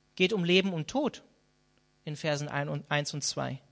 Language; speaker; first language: German; native; German